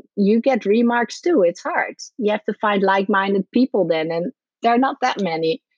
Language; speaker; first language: English; non-native, fluent; Dutch